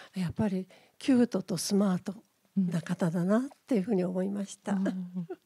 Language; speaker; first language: Japanese; native; Japanese